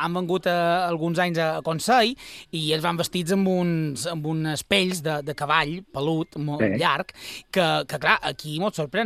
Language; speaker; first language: Catalan; native; Catalan